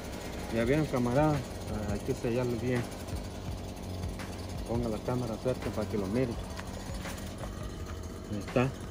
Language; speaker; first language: Spanish; native; Spanish